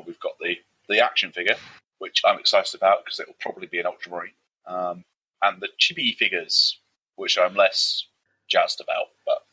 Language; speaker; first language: English; native; English